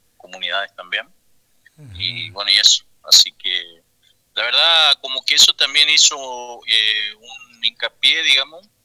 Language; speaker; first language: Spanish; non-native, local second language; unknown